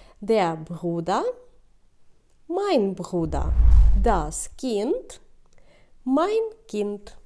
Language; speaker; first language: German; non-native, fluent; Ukrainian